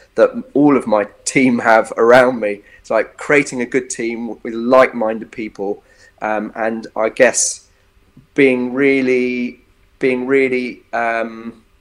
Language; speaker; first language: English; native; English